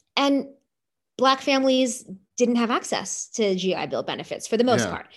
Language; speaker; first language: English; native; English